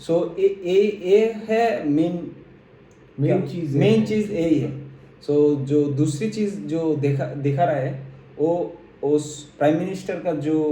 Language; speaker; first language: Hindi; non-native, fluent; Bangla